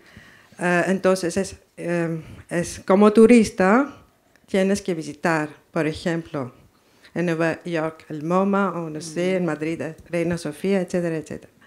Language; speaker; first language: Spanish; non-native, fluent; French